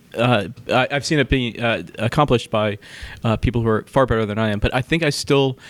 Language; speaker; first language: English; native; English